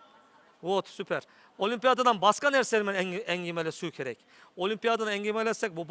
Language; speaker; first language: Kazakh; non-native, learner; Turkish